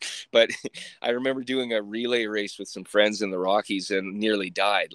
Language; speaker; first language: English; native; English